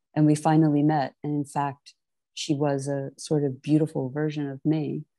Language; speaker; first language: English; native; English